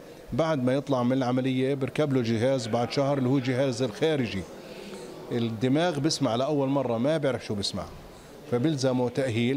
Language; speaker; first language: Arabic; native; Arabic